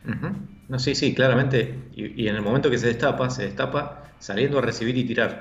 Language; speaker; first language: Spanish; native; Spanish